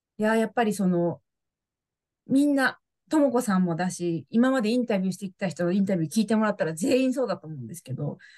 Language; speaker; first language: Japanese; native; Japanese